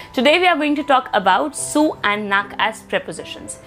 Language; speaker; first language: English; non-native, local second language; Hindi